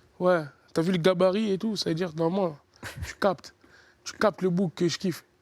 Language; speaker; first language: French; early bilingual, other home language; Lingala